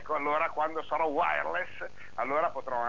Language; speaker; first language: Italian; native; Italian